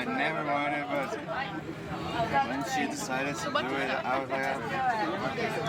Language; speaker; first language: English; non-native, fluent; Portuguese